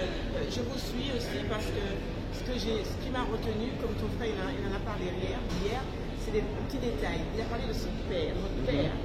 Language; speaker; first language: French; native; French